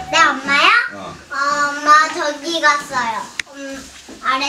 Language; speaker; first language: Korean; native; Korean